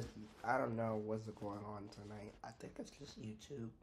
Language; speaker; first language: English; native; English